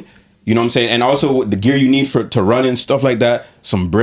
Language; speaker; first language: English; native; English